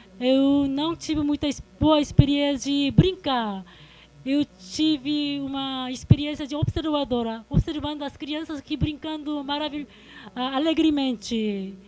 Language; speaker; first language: Portuguese; non-native, fluent; Korean